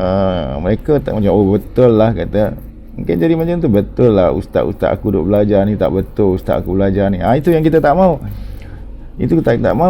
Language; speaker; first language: Malay; native; Malay